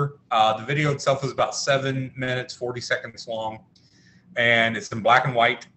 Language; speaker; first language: English; native; English